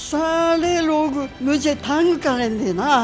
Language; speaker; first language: Hindi; non-native, learner; Japanese